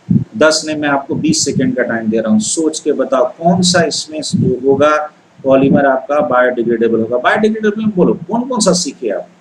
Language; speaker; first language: Hindi; native; Hindi